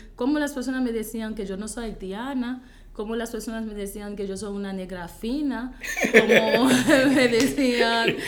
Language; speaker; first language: Spanish; non-native, fluent; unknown